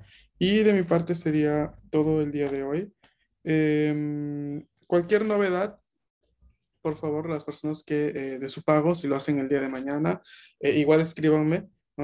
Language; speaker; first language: Spanish; native; Spanish